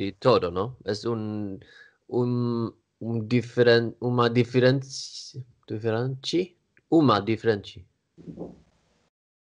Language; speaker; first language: Spanish; non-native, learner; Swedish